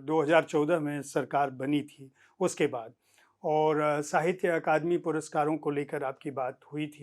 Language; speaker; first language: Hindi; native; Hindi